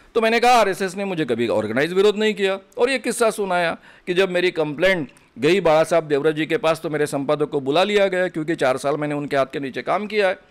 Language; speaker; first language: Hindi; non-native, local second language; Marathi